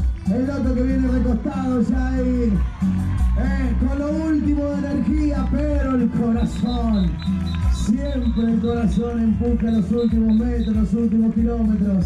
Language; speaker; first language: Spanish; native; Spanish